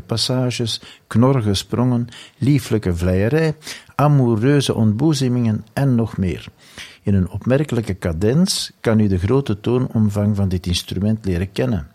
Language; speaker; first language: Dutch; native; Dutch